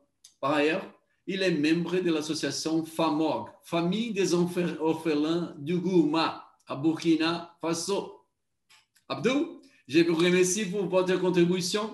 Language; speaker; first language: French; non-native, learner; Portuguese